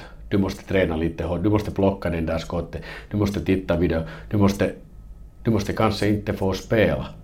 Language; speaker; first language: Swedish; non-native, learner; Finnish